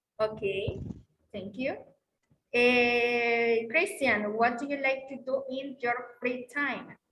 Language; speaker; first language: English; non-native, learner; Spanish